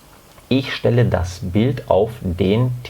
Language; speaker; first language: German; non-native, fluent; Spanish